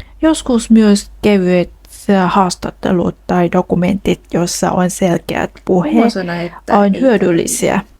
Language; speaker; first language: Finnish; non-native, fluent; Vietnamese